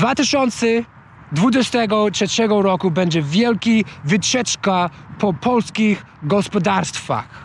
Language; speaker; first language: Polish; non-native, fluent; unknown